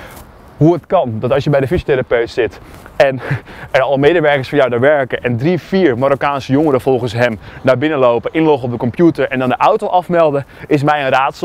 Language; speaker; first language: Dutch; native; Dutch